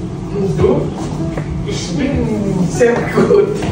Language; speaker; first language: German; non-native, learner; Filipino